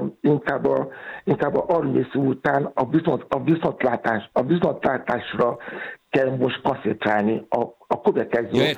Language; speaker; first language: Hungarian; non-native, fluent; Yoruba